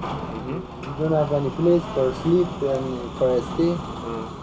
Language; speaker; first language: English; non-native, learner; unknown